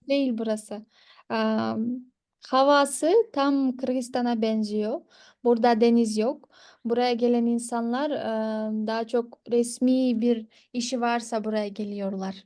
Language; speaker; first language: Turkish; non-native, fluent; Kyrgyz